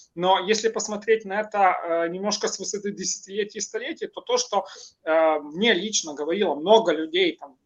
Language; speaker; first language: Russian; non-native, local second language; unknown